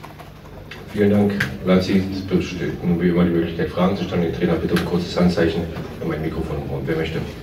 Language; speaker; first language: German; native; German